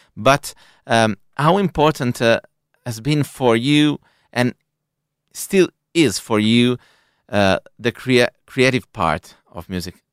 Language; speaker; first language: English; non-native, fluent; Italian